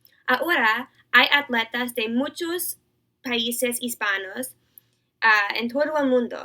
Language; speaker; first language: Spanish; non-native, learner; English